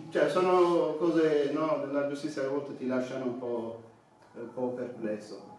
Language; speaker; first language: Italian; non-native, fluent; Tigrinya